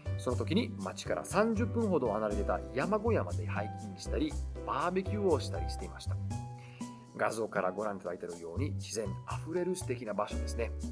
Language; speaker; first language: Japanese; non-native, fluent; Italian